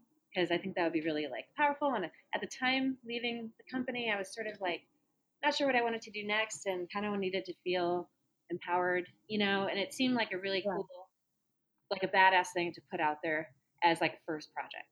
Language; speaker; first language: English; native; English